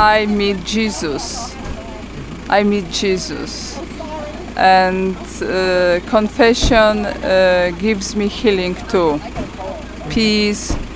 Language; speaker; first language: English; non-native, learner; Polish